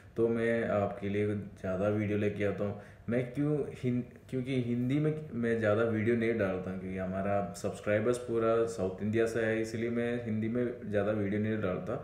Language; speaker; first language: Hindi; non-native, local second language; Malayalam